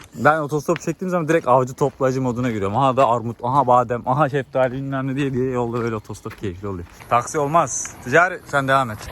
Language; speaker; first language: Turkish; native; Turkish